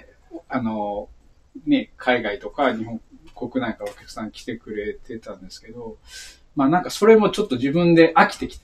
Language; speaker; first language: Japanese; native; Japanese